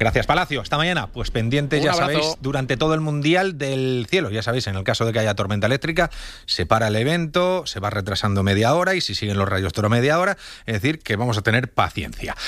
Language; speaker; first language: Spanish; native; Spanish